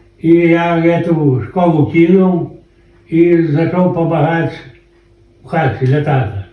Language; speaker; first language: Polish; non-native, local second language; Belarusian